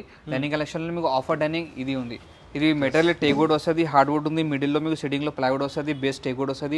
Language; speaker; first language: Telugu; non-native, local second language; Urdu